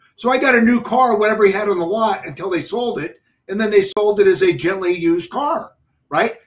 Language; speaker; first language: English; native; English